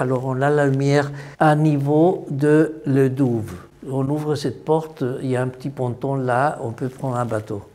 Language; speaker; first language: French; non-native, fluent; Spanish